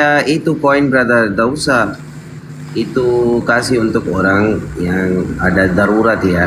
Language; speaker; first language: Indonesian; non-native, learner; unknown